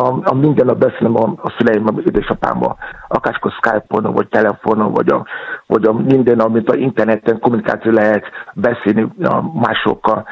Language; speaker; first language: Hungarian; non-native, fluent; Yoruba